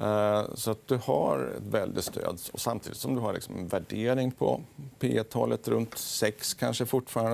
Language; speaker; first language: Swedish; native; Swedish